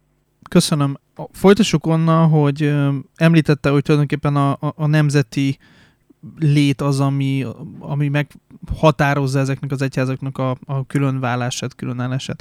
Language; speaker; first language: Hungarian; native; Hungarian